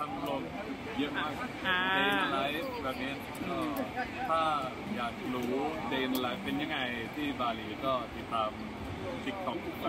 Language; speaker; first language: Thai; non-native, learner; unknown